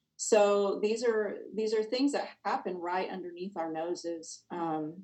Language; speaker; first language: English; native; English